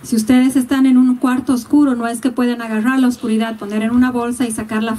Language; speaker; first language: Spanish; native; Spanish